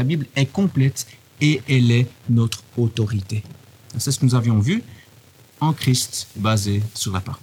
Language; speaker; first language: French; native; French